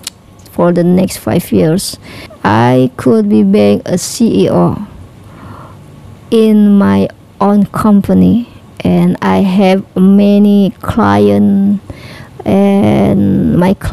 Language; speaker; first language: English; non-native, learner; Indonesian